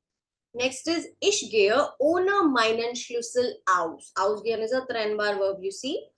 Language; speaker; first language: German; non-native, fluent; Hindi